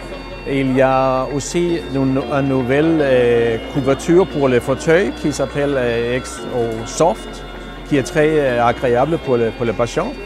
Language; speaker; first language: French; non-native, learner; Danish